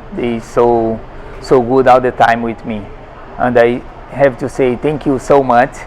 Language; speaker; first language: English; non-native, learner; Portuguese